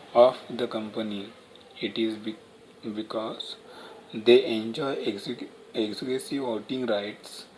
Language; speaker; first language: English; non-native, local second language; Marathi